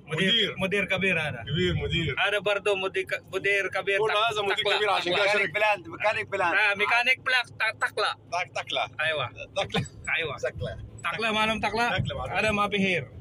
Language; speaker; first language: Arabic; non-native, learner; Filipino